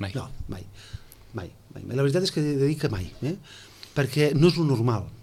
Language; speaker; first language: Catalan; native; Catalan